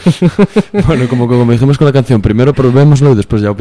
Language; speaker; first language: Spanish; native; Spanish